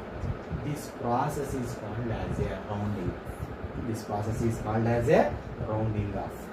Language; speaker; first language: English; non-native, local second language; Telugu